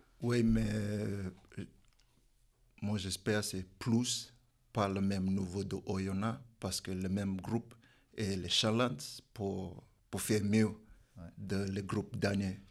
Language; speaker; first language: French; non-native, learner; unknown